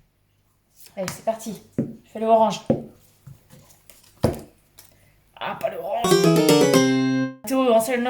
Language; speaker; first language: French; native; French